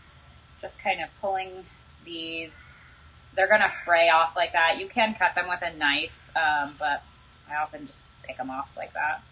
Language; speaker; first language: English; native; English